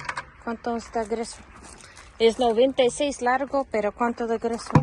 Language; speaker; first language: Spanish; early bilingual, heritage; English